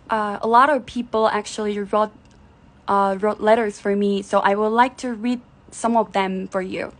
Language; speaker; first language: English; non-native, fluent; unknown